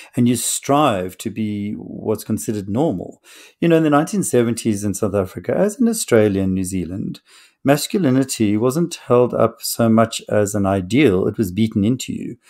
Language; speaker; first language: English; native; English